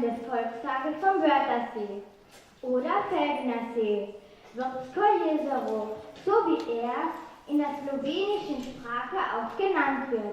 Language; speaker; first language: German; native; German